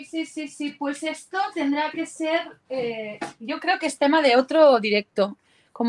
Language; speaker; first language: Spanish; native; Spanish